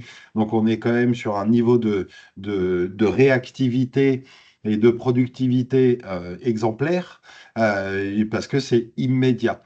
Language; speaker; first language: French; native; French